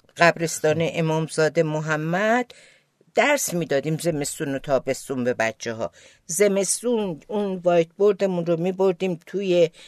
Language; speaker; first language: Persian; non-native, local second language; Azerbaijani